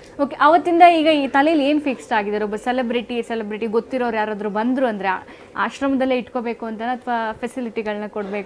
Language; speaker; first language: Kannada; native; Kannada